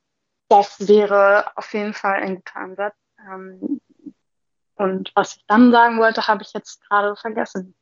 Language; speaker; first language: German; native; German